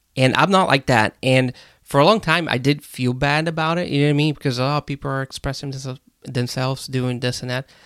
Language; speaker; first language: English; non-native, fluent; Portuguese